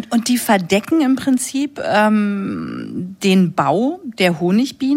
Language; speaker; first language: German; native; German